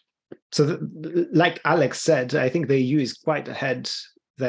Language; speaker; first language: English; non-native, fluent; Greek